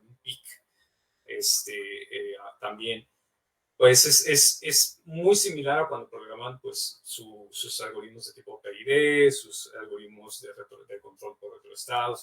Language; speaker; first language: Spanish; native; Spanish